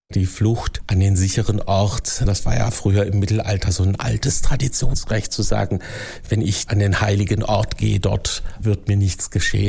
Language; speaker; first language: German; native; German